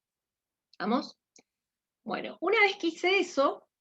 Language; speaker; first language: Spanish; native; Spanish